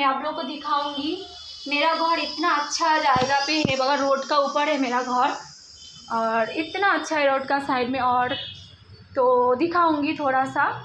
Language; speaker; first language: Hindi; non-native, local second language; Bangla